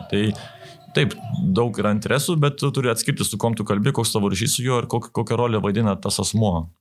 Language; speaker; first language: Lithuanian; native; Lithuanian